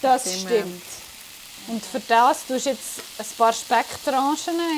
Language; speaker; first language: German; native; German